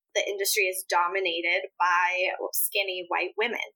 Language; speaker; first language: English; early bilingual, other home language; Spanish